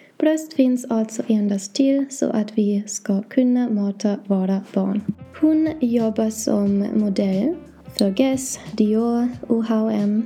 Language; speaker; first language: Swedish; non-native, learner; English